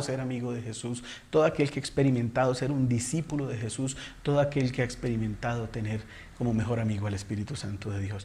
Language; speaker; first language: Spanish; native; Spanish